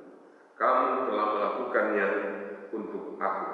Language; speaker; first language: Indonesian; native; Indonesian